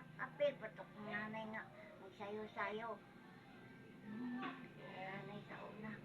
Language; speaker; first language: Cebuano; non-native, local second language; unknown